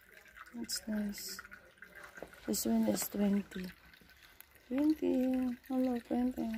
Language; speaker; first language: English; non-native, learner; Filipino